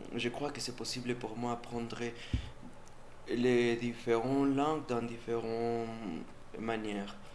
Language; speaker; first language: French; non-native, learner; Spanish